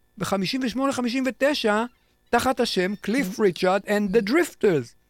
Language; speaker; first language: Hebrew; native; Hebrew